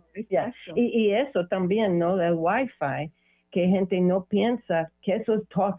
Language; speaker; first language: Spanish; non-native, learner; English